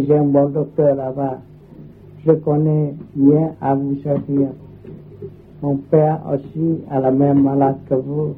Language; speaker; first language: French; non-native, learner; Vietnamese